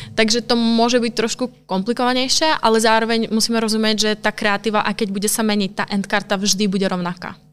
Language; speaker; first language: Slovak; non-native, local second language; Hungarian